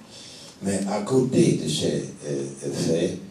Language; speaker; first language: French; non-native, fluent; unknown